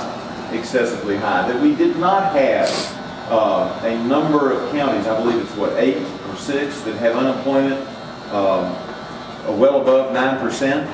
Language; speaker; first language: English; native; English